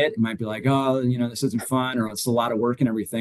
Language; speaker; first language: English; native; English